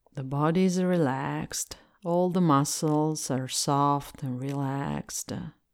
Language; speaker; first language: English; non-native, fluent; Italian